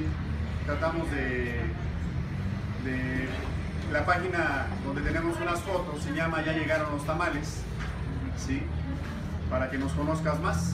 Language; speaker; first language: Spanish; native; Spanish